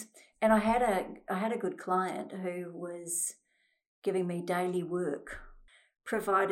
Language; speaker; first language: English; native; English